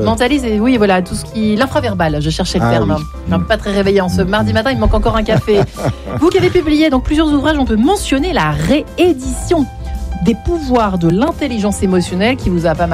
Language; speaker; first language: French; native; French